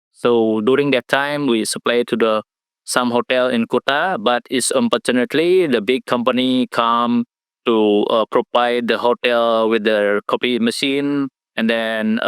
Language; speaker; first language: English; non-native, learner; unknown